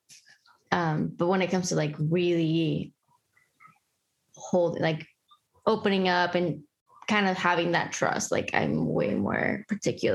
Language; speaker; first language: English; early bilingual, other home language; Spanish